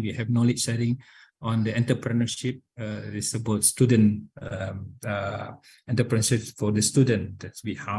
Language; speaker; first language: English; non-native, learner; Indonesian